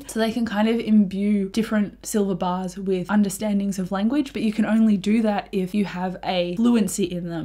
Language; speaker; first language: English; native; English